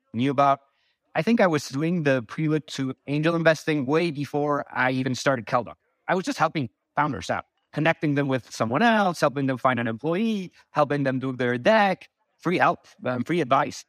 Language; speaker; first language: English; non-native, fluent; Spanish